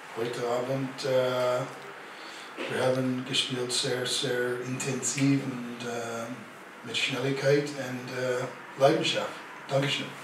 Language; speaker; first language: German; non-native, learner; English